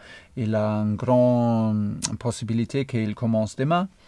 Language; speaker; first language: French; non-native, fluent; German